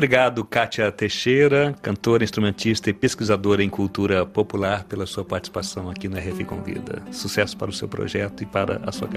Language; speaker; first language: Portuguese; native; Portuguese